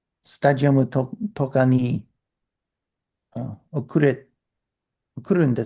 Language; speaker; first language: Japanese; non-native, learner; English